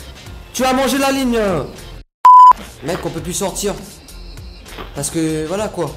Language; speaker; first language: French; native; French